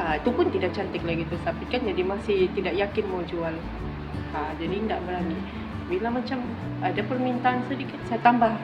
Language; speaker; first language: Malay; native; Malay